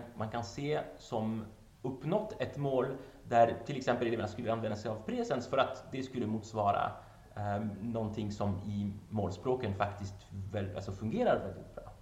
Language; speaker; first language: Swedish; non-native, fluent; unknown